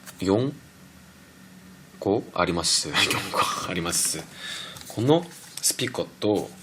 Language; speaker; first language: Japanese; non-native, fluent; Korean